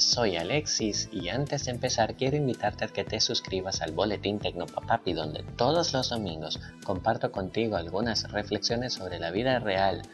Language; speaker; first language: Spanish; native; Spanish